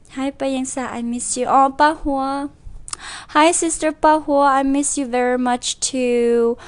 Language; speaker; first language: Lao; non-native, local second language; Hmong